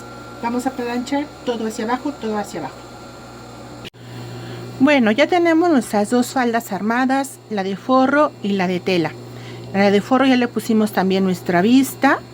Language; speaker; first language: Spanish; native; Spanish